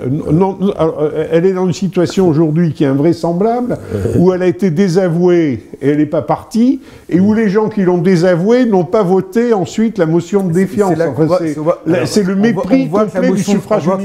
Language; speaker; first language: French; native; French